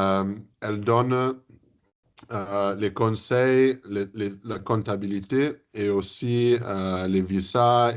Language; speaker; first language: French; early bilingual, heritage; English